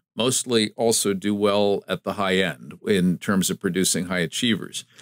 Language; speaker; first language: English; native; English